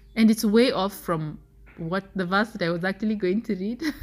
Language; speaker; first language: English; non-native, local second language; Swahili